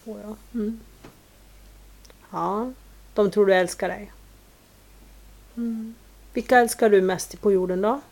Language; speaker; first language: Swedish; native; Swedish